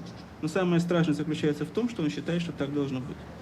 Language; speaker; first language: Russian; native; Russian